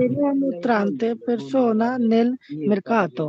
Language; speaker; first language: Italian; non-native, learner; Bangla